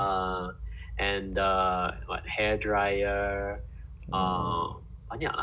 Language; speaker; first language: English; non-native, fluent; Indonesian